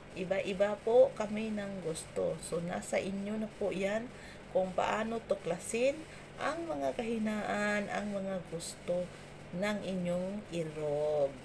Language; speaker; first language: Filipino; non-native, local second language; Cebuano